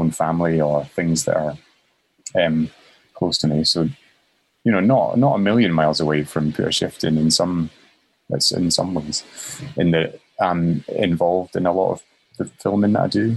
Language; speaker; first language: English; native; English